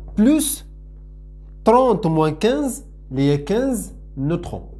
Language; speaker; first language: French; non-native, local second language; Arabic